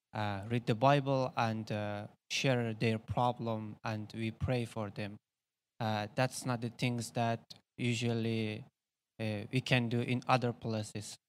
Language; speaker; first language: English; non-native, learner; Persian